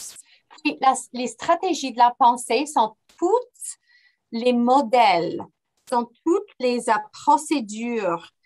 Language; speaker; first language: French; non-native, fluent; English